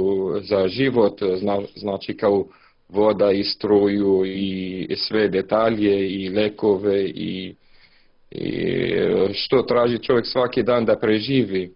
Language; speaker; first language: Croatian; non-native, learner; Arabic